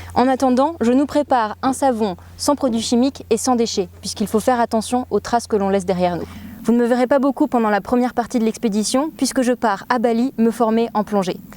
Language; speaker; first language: French; native; French